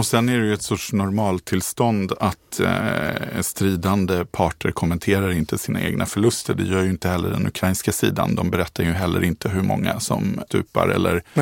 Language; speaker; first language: Swedish; native; Swedish